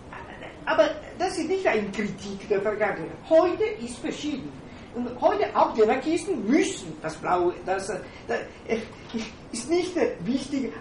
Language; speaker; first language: German; non-native, fluent; Italian